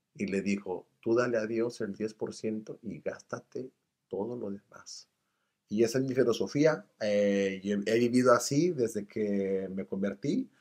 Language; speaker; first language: Spanish; early bilingual, other home language; English